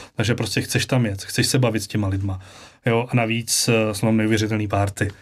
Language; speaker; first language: Czech; native; Czech